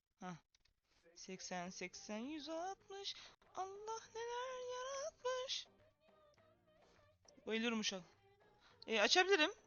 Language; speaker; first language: Turkish; native; Turkish